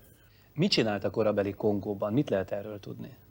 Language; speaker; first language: Hungarian; native; Hungarian